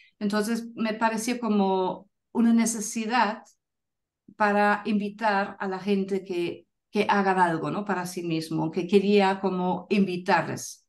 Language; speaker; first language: Spanish; non-native, fluent; German